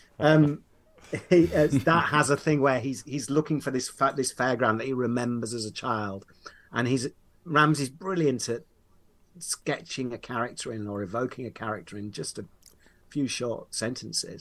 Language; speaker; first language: English; native; English